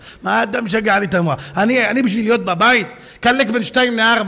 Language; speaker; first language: Hebrew; native; Hebrew